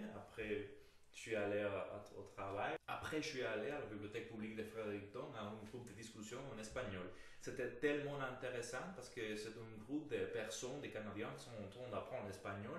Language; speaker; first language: French; non-native, fluent; Spanish